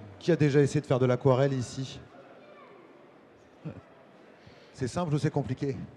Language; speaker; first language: French; native; French